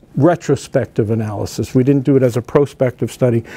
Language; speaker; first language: English; native; English